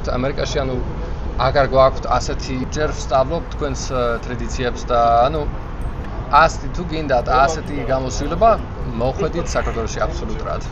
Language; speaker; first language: Georgian; non-native, learner; English